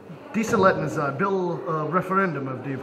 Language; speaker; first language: Russian; non-native, learner; English